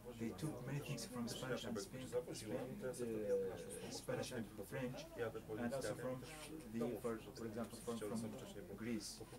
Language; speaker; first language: English; non-native, learner; Arabic